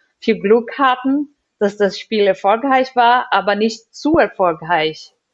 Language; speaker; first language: German; non-native, learner; Portuguese